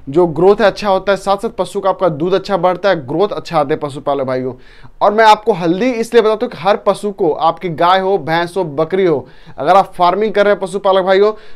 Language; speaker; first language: Hindi; native; Hindi